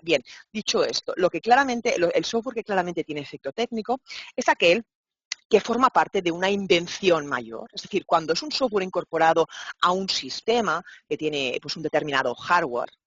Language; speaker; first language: Spanish; native; Spanish